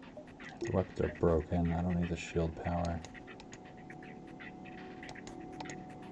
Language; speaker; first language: English; native; English